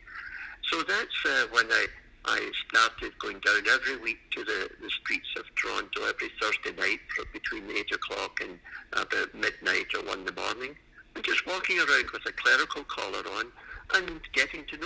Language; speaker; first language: English; native; English